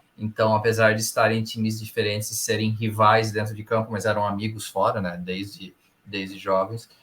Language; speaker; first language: Portuguese; early bilingual, other home language; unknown